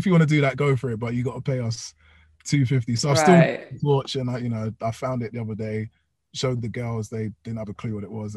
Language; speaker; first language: English; native; English